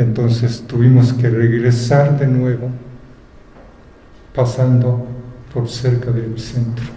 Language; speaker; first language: Spanish; non-native, fluent; Japanese